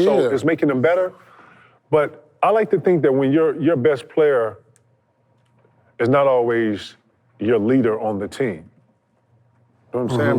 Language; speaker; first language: English; native; English